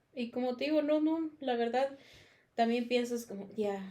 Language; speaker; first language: Spanish; early bilingual, other home language; English